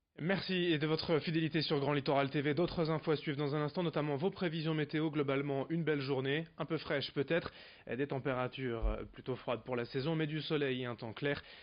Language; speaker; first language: French; native; French